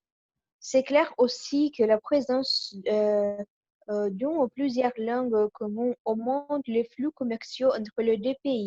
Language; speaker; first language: French; non-native, learner; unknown